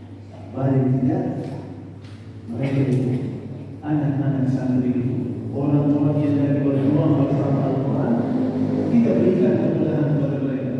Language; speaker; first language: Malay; non-native, fluent; Arabic